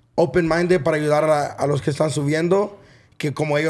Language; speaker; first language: Spanish; early bilingual, heritage; Spanish